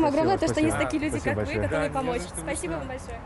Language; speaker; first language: Russian; native; Russian